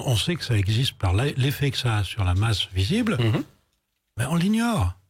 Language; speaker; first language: French; native; French